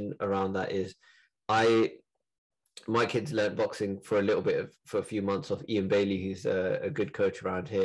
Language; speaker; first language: English; native; English